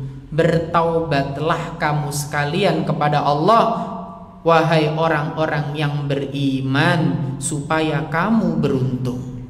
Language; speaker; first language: Indonesian; non-native, local second language; Javanese